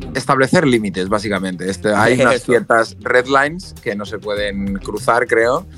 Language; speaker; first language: Spanish; native; Spanish